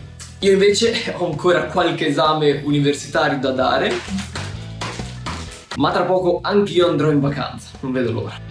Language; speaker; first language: Italian; native; Italian